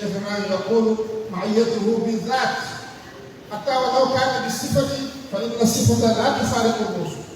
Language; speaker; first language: Arabic; non-native, fluent; Wolof